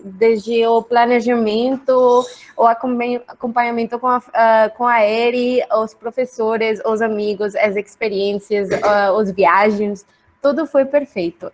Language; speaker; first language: Portuguese; non-native, learner; Spanish